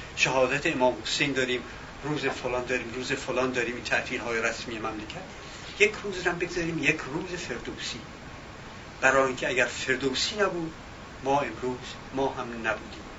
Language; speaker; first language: Persian; native; Persian